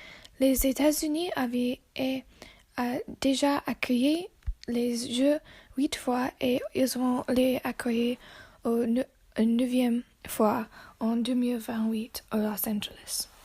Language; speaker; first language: French; non-native, learner; English